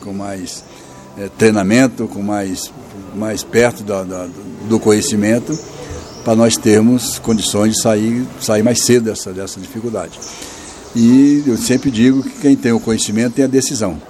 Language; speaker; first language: Portuguese; native; Portuguese